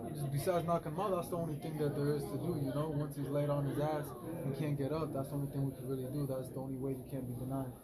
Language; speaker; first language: English; early bilingual, other home language; Spanish